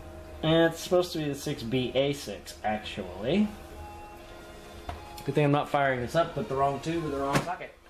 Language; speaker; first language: English; native; English